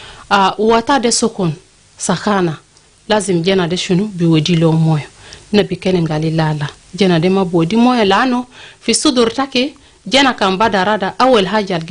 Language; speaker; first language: Arabic; non-native, local second language; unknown